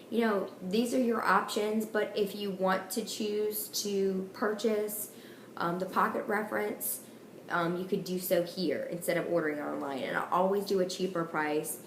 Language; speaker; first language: English; native; English